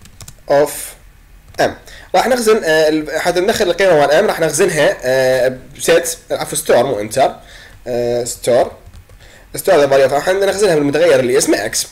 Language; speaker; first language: Arabic; native; Arabic